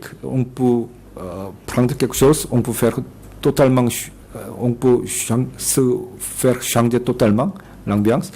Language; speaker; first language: French; non-native, fluent; Korean